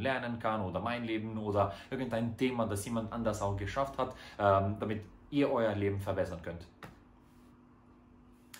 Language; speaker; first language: German; non-native, fluent; Croatian